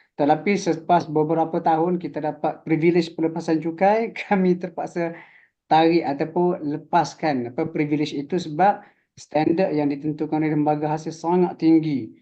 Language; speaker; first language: Malay; native; Malay